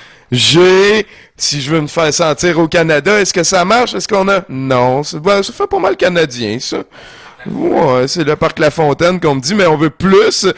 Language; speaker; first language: French; native; French